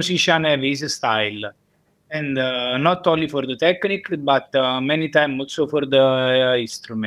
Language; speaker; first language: English; non-native, learner; Italian